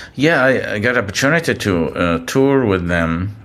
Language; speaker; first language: English; non-native, fluent; Arabic